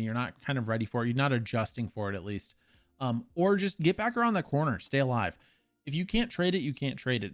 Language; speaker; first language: English; native; English